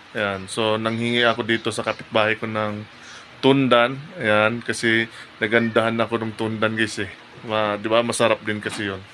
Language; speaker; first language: Filipino; non-native, local second language; Cebuano